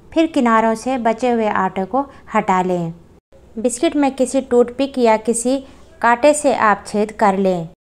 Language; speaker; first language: Hindi; native; Hindi